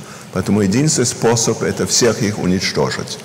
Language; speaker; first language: Russian; early bilingual, heritage; Russian